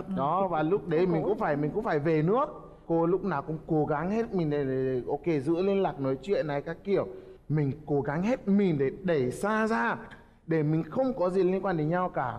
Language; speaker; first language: Vietnamese; non-native, fluent; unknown